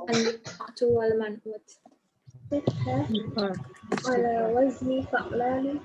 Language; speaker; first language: Arabic; non-native, learner; Indonesian